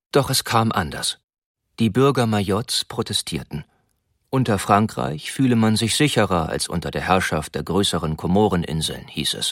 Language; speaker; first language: German; native; German